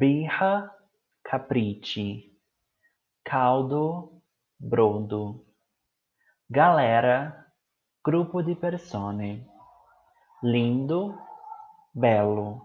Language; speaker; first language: Italian; non-native, learner; Portuguese